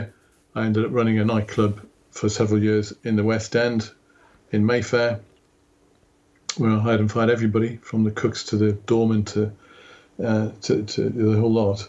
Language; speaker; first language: English; native; English